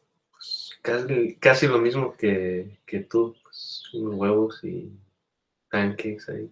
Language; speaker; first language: Spanish; early bilingual, heritage; Spanish